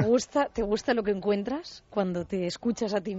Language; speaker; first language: Spanish; native; Spanish